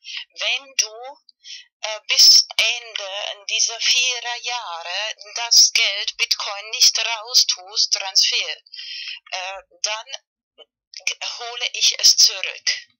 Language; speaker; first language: German; non-native, fluent; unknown